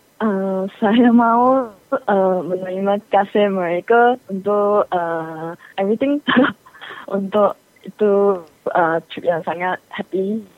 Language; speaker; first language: Malay; non-native, learner; Chinese